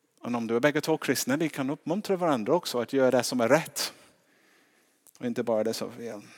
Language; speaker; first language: Swedish; non-native, fluent; English